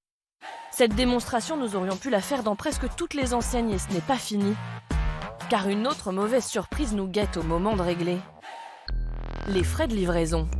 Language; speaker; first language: French; native; French